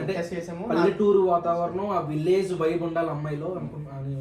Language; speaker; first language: Telugu; native; Telugu